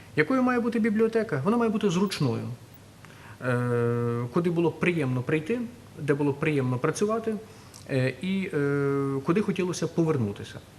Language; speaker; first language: Ukrainian; native; Ukrainian